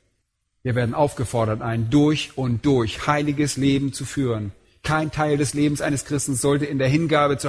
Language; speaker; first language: German; native; German